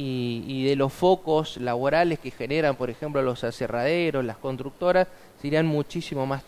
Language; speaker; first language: Spanish; native; Spanish